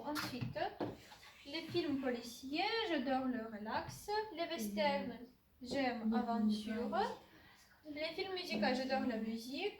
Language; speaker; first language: French; non-native, fluent; Ukrainian